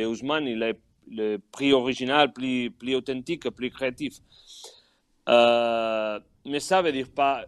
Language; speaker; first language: French; non-native, fluent; Catalan